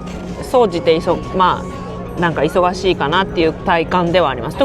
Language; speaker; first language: Japanese; native; Japanese